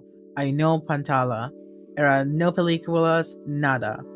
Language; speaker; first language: Spanish; non-native, learner; English